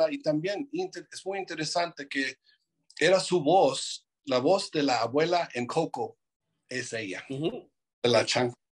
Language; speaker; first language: Spanish; non-native, fluent; English